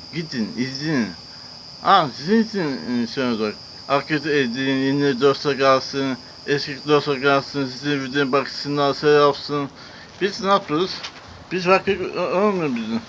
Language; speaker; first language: Turkish; non-native, learner; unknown